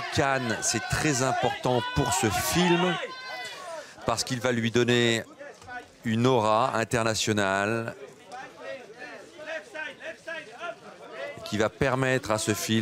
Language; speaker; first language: French; native; French